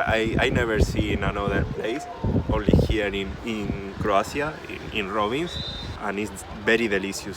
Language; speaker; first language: English; non-native, fluent; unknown